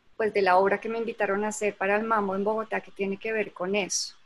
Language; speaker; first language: Spanish; native; Spanish